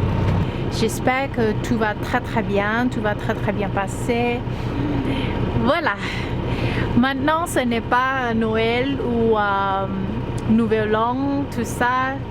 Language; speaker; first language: French; non-native, learner; Thai